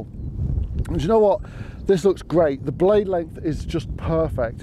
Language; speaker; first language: English; native; English